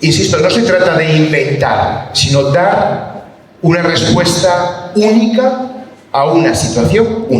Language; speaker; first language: Spanish; native; Spanish